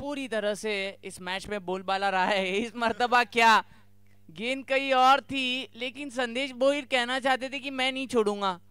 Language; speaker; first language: Hindi; non-native, local second language; Marathi